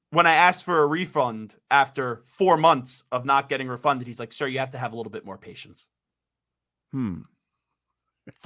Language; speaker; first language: English; native; English